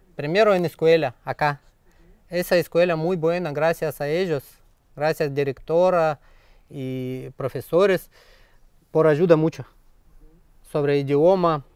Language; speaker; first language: Spanish; non-native, learner; Russian